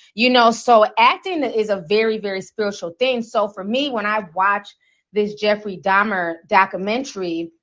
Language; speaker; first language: English; native; English